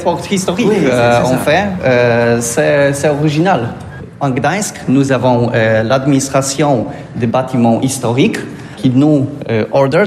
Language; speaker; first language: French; non-native, learner; Polish